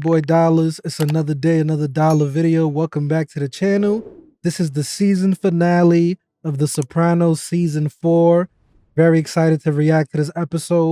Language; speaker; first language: English; native; English